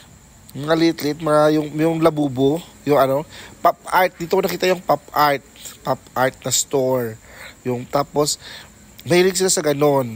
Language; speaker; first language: Filipino; non-native, local second language; Hiligaynon